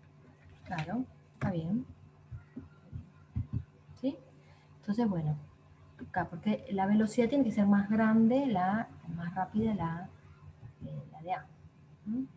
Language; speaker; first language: Spanish; native; Spanish